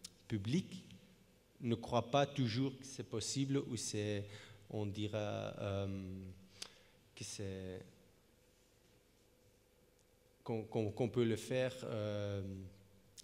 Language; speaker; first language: French; non-native, fluent; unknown